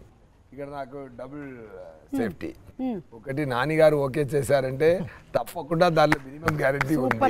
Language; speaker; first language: Telugu; non-native, fluent; Tamil